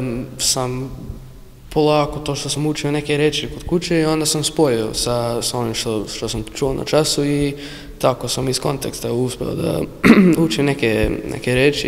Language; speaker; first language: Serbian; early bilingual, other home language; English